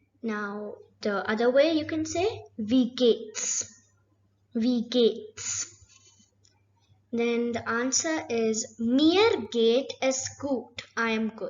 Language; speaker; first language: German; non-native, fluent; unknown